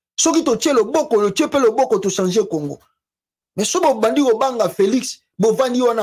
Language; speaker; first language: French; non-native, local second language; Lingala